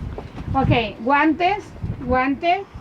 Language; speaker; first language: Spanish; non-native, learner; Italian